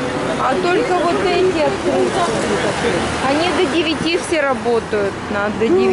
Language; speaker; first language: Russian; native; Russian